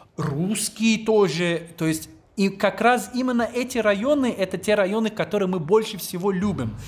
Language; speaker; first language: Russian; non-native, fluent; English